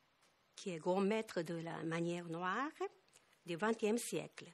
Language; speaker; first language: French; non-native, fluent; Japanese